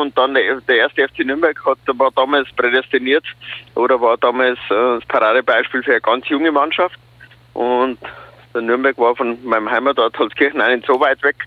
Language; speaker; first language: German; native; German